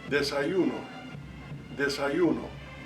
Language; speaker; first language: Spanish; non-native, fluent; English